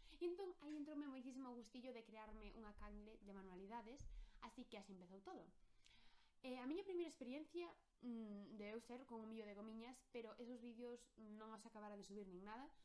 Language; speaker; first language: Galician; non-native, local second language; Spanish